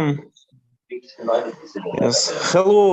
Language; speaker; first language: English; non-native, learner; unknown